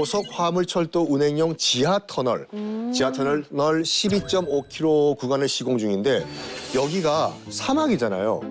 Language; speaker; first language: Korean; native; Korean